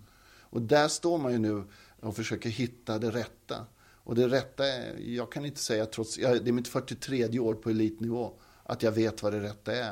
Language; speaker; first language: Swedish; native; Swedish